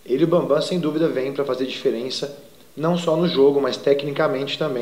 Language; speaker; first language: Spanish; non-native, learner; Portuguese